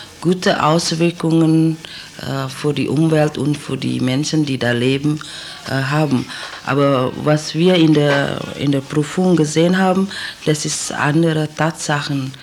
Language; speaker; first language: German; non-native, learner; Indonesian